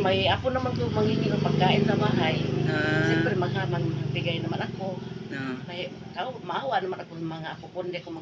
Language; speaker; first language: Filipino; non-native, local second language; Cebuano